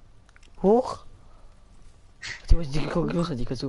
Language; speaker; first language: German; non-native, local second language; Luxembourgish